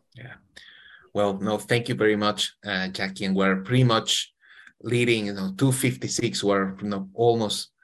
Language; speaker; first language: English; non-native, fluent; Spanish